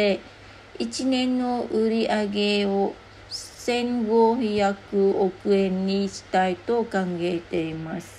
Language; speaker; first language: Japanese; non-native, learner; Vietnamese